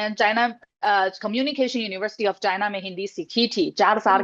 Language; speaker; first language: Hindi; non-native, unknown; Chinese